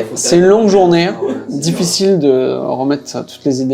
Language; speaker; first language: French; native; French